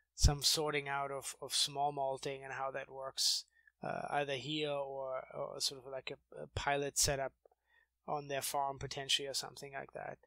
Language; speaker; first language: English; non-native, fluent; German